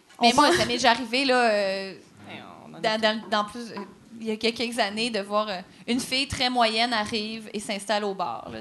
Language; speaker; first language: French; native; French